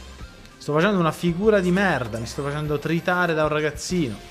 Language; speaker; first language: Italian; native; Italian